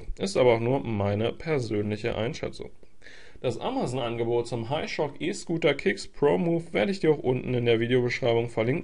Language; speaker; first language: German; native; German